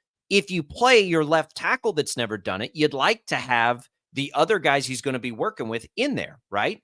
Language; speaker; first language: English; native; English